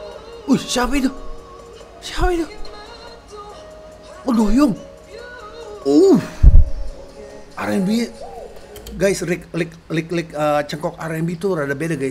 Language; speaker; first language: Indonesian; native; Indonesian